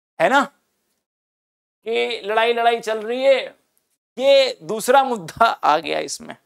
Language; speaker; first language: Hindi; native; Hindi